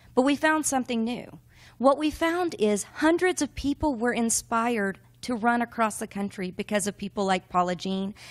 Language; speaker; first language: English; native; English